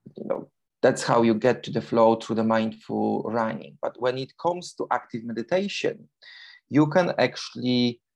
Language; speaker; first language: English; non-native, fluent; Polish